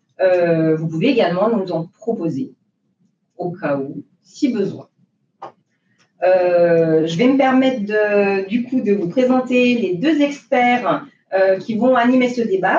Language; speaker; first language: French; native; French